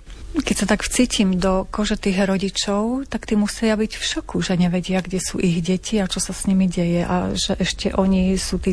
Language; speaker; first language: Slovak; native; Slovak